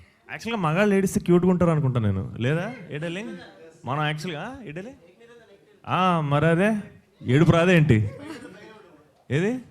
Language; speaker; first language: Telugu; native; Telugu